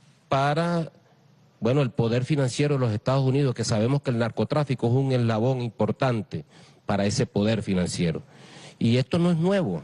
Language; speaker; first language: Spanish; native; Spanish